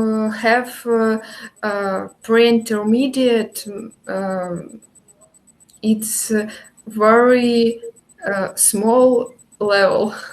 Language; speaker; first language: English; non-native, learner; Russian